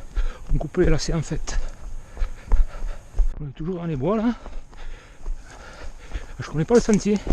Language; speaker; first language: French; native; French